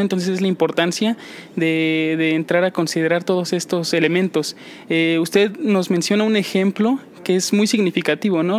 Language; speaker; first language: Spanish; native; Spanish